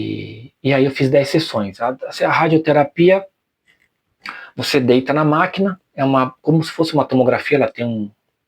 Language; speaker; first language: Portuguese; native; Portuguese